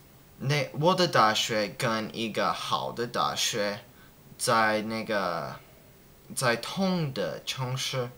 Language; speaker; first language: Chinese; non-native, learner; English